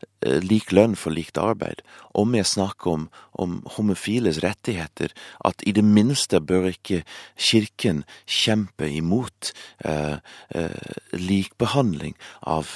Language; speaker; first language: Norwegian; non-native, fluent; English